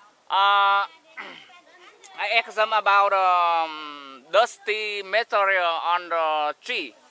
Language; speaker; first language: English; non-native, learner; Vietnamese